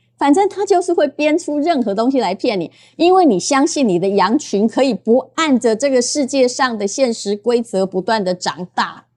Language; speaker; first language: Chinese; native; Chinese